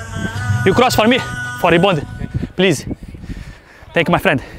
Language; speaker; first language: English; non-native, learner; Portuguese